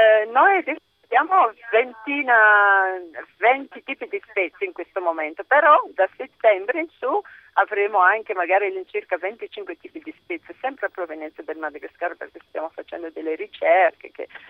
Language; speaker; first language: Italian; non-native, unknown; Malagasy